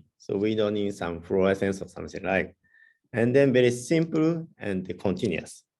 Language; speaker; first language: English; non-native, learner; Japanese